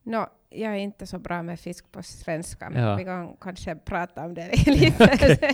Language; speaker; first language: Swedish; non-native, learner; Finnish